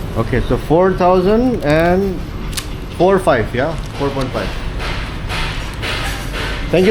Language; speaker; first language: English; non-native, local second language; Urdu